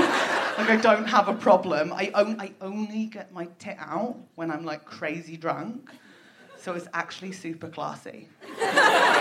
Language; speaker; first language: English; native; English